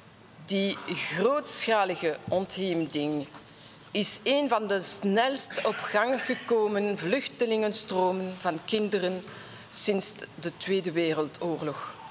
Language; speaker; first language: Dutch; non-native, local second language; French